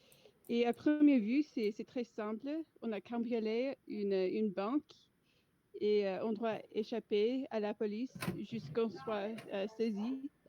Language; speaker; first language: French; non-native, fluent; English